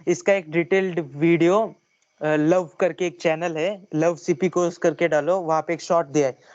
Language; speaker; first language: Hindi; non-native, local second language; Marathi